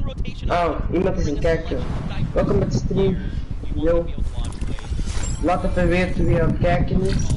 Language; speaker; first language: Dutch; native; Dutch